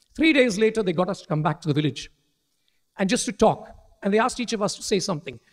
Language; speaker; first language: English; non-native, local second language; Malayalam